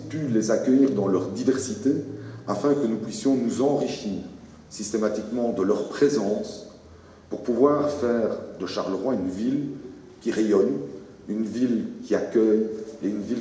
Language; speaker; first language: French; native; French